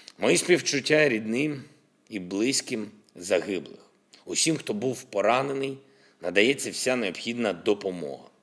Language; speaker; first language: Ukrainian; non-native, local second language; Russian